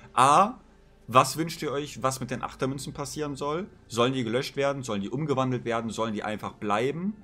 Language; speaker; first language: German; native; German